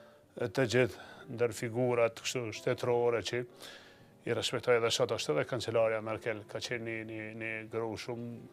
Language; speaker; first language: Albanian; native; Albanian